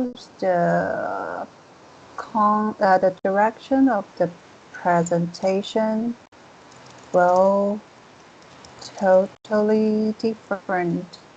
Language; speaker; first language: English; non-native, learner; Chinese